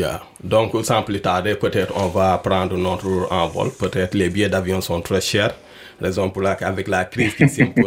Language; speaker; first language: French; non-native, local second language; Wolof